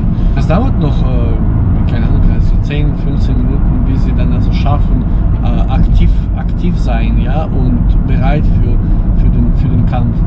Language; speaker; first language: German; non-native, fluent; Ukrainian